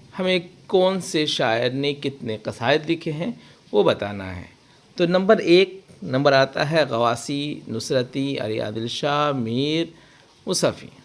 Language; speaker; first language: Urdu; native; Urdu